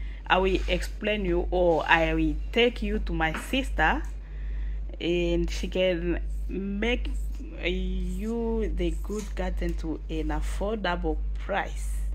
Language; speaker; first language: English; non-native, fluent; Swahili